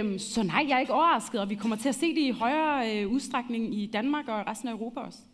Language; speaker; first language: Danish; early bilingual, other home language; Arabic